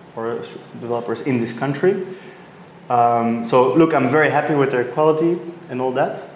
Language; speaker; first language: English; non-native, fluent; Dutch